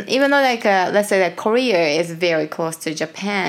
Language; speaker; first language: English; non-native, fluent; Japanese